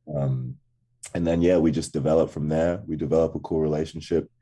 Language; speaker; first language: English; native; English